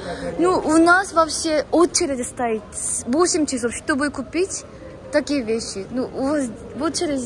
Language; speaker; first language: Russian; non-native, learner; Korean